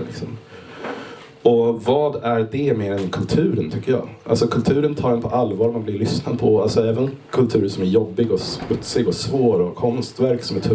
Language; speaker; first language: Swedish; native; Swedish